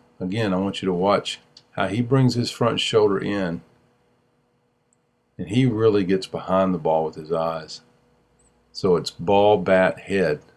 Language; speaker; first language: English; native; English